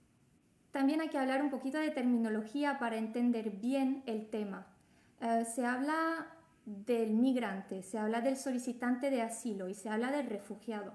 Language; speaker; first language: Spanish; non-native, fluent; French